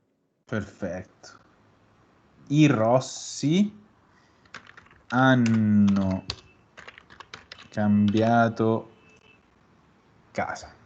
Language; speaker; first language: Italian; non-native, fluent; Spanish